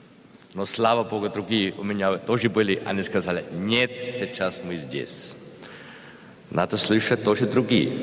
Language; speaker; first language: Russian; non-native, learner; German